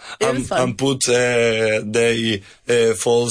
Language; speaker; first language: English; non-native, learner; Spanish